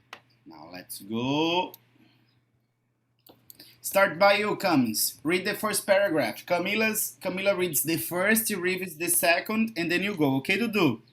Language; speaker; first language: English; non-native, fluent; Portuguese